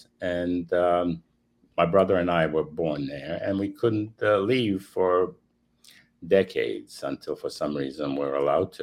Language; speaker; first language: English; non-native, fluent; Romanian